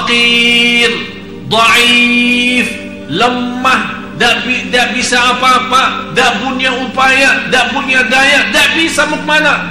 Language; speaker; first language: Indonesian; non-native, fluent; Arabic